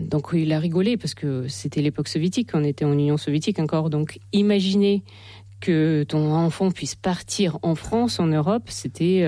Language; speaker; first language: French; non-native, fluent; Russian